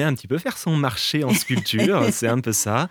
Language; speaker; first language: French; native; French